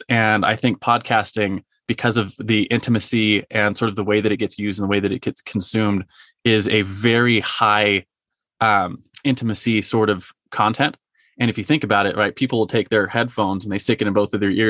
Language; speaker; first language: English; native; English